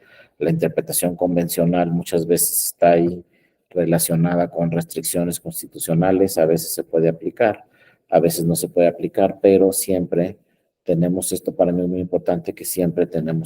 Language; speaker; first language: Spanish; native; Spanish